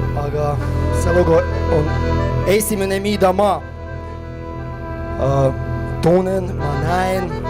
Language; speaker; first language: Estonian; non-native, learner; Ukrainian